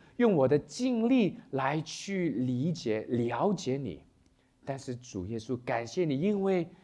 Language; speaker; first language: Chinese; non-native, local second language; Cantonese